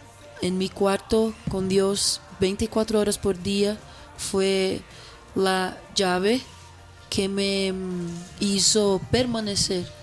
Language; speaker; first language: Spanish; non-native, fluent; Portuguese